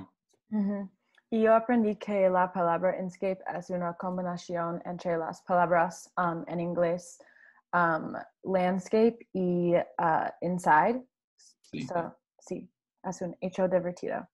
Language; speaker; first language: Spanish; non-native, learner; English